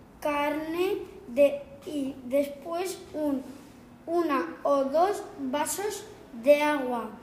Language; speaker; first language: Spanish; non-native, learner; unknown